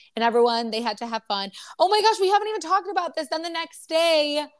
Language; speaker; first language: English; native; English